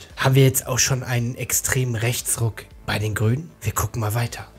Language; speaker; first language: German; native; German